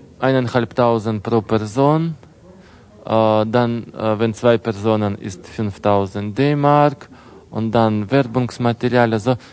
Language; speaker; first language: German; non-native, fluent; Russian